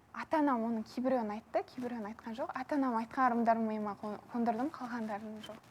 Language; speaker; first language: Kazakh; native; Kazakh